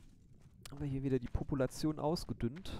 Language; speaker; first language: German; native; German